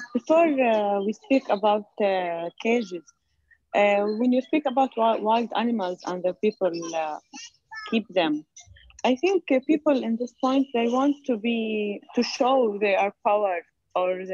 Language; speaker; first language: English; non-native, fluent; Arabic